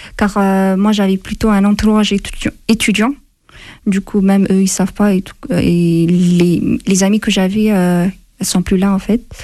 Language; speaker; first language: French; non-native, fluent; Amharic